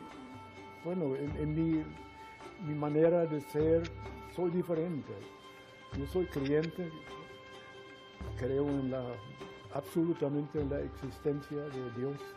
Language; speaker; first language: Spanish; non-native, fluent; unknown